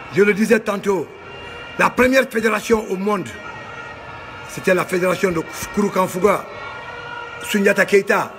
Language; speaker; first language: French; non-native, local second language; Bambara